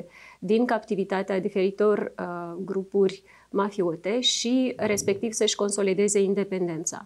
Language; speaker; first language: Romanian; native; Romanian